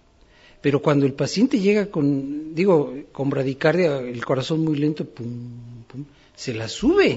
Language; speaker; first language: Spanish; native; Spanish